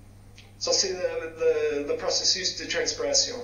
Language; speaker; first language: French; non-native, fluent; English